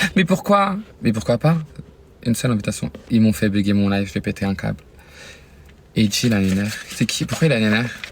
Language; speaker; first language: French; native; French